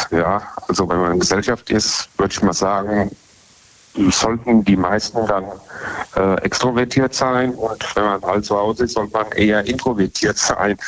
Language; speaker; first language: German; native; German